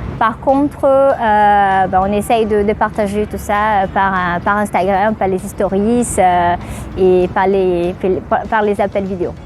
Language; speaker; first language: French; non-native, fluent; Portuguese